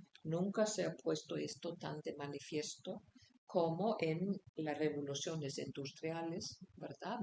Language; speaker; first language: Spanish; non-native, fluent; Icelandic